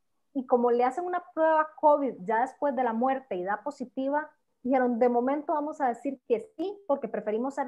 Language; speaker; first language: Spanish; native; Spanish